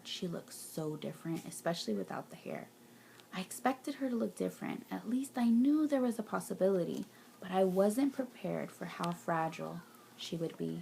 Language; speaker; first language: English; native; English